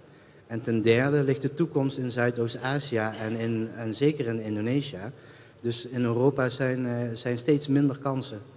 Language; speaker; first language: Dutch; early bilingual, other home language; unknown